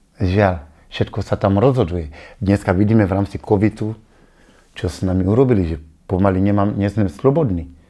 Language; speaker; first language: Slovak; non-native, fluent; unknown